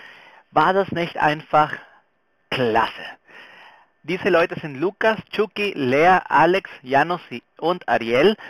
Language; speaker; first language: German; non-native, fluent; Spanish